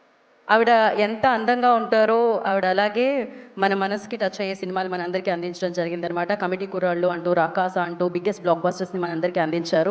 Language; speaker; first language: Telugu; native; Telugu